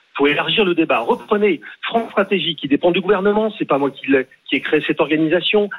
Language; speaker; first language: French; native; French